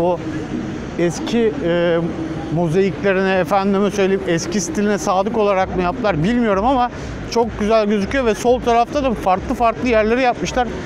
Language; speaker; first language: Turkish; native; Turkish